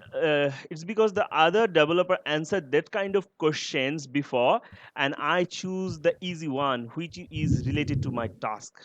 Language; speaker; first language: English; non-native, learner; Bangla